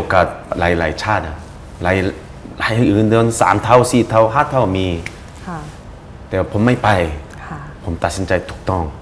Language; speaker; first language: Thai; non-native, fluent; Korean